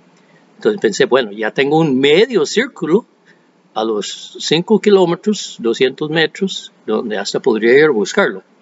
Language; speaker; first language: Spanish; non-native, fluent; English